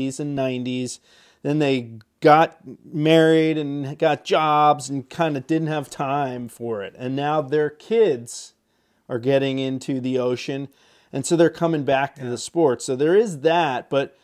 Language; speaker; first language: English; native; English